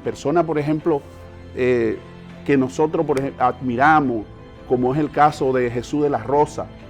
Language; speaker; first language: Spanish; native; Spanish